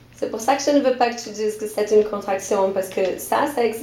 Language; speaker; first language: French; non-native, fluent; Portuguese